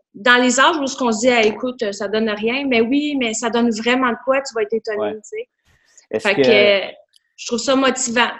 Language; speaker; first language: French; native; French